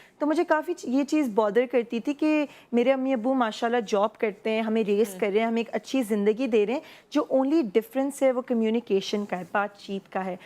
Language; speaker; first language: Urdu; non-native, local second language; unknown